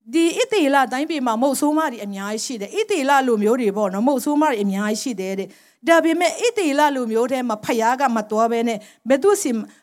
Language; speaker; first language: Burmese; non-native, local second language; Tedim Chin